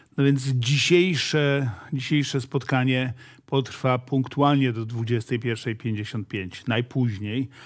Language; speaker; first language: Polish; native; Polish